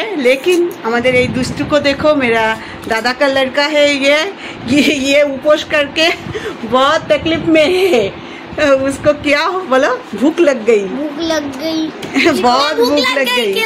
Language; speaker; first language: Hindi; non-native, local second language; Bangla